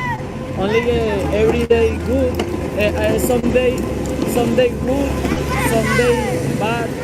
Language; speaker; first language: English; non-native, learner; Spanish